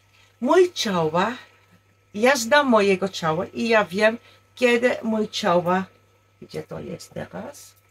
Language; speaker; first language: Polish; non-native, learner; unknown